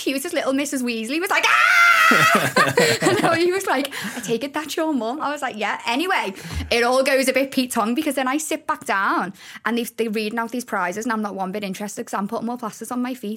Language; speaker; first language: English; native; English